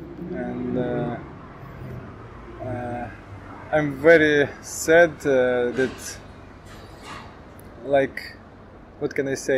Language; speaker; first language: English; non-native, learner; Ukrainian